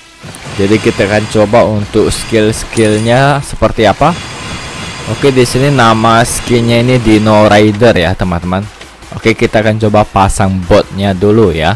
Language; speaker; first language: Indonesian; native; Indonesian